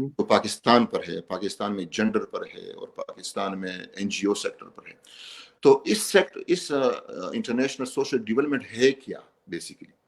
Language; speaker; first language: Urdu; non-native, local second language; Pashto